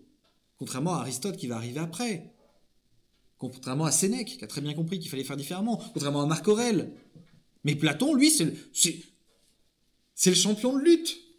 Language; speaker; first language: French; native; French